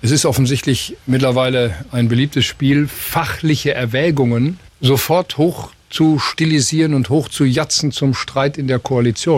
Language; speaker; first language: German; native; German